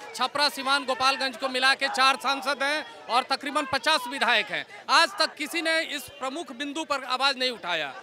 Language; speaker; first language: Hindi; native; Hindi